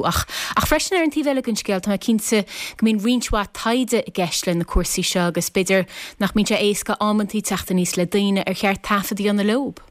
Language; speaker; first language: Irish; native; Irish